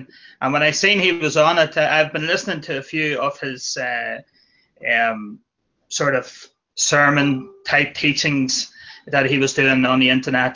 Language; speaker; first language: English; native; English